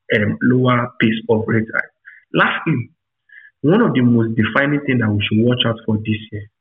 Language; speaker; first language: English; non-native, local second language; Yoruba